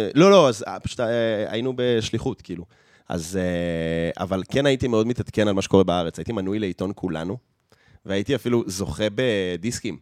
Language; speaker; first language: Hebrew; native; Hebrew